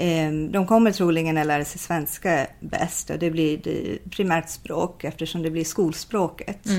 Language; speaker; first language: Swedish; non-native, fluent; English